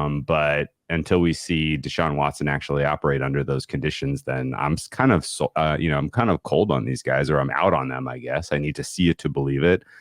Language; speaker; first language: English; native; English